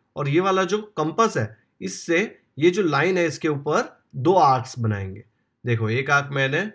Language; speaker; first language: Hindi; non-native, local second language; Marathi